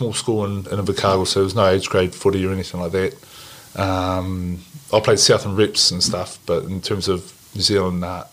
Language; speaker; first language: English; native; English